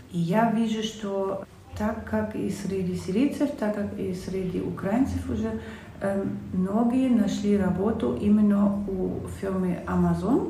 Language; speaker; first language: Russian; non-native, fluent; German